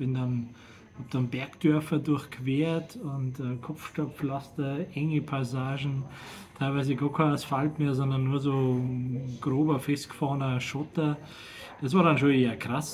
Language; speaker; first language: German; native; German